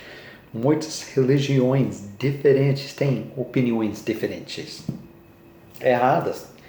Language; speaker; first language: Portuguese; non-native, learner; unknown